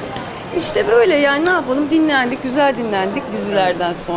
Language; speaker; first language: Turkish; native; Turkish